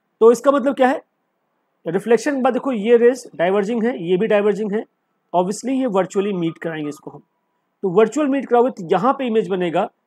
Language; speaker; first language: Hindi; native; Hindi